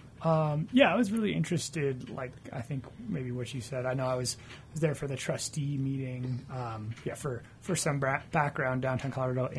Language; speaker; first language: English; native; English